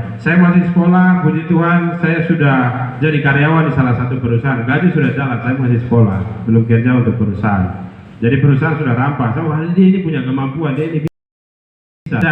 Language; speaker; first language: Indonesian; non-native, local second language; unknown